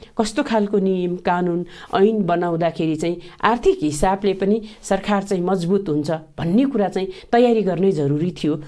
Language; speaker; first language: Nepali; native; Nepali